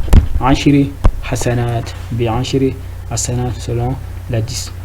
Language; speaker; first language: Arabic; non-native, fluent; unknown